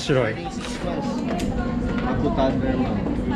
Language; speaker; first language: Japanese; non-native, learner; Filipino